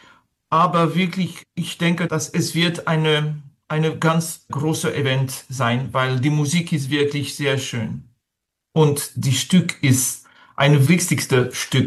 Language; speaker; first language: German; non-native, fluent; French